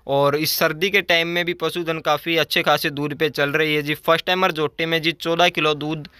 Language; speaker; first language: Hindi; native; Hindi